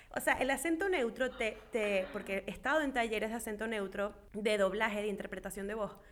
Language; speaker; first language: Spanish; native; Spanish